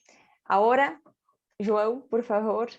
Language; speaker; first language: Spanish; non-native, fluent; Portuguese